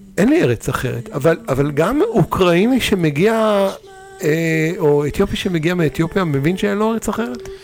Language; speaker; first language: Hebrew; native; Hebrew